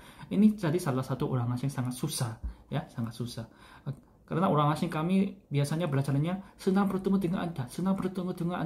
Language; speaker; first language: Indonesian; non-native, fluent; Korean